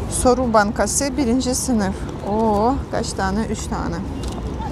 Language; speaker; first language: Turkish; non-native, fluent; Russian